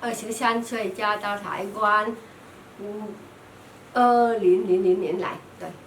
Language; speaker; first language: Chinese; non-native, learner; Vietnamese